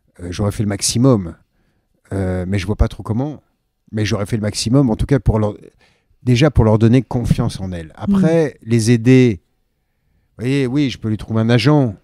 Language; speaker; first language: French; native; French